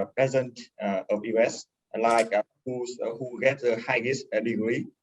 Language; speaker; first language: English; non-native, fluent; Vietnamese